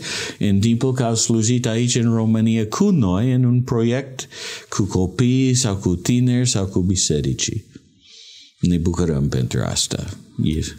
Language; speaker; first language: Romanian; non-native, learner; English